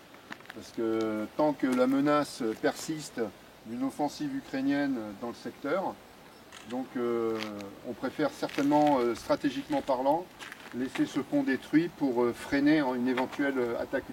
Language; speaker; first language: French; native; French